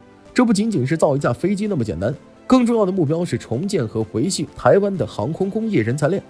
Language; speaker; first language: Chinese; native; Chinese